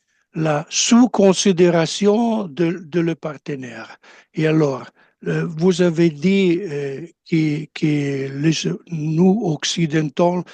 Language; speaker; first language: French; non-native, learner; Italian